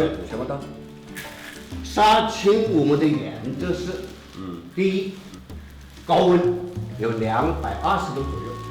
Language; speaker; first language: Chinese; native; Chinese